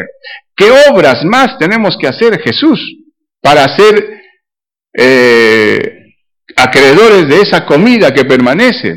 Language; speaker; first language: Spanish; native; Spanish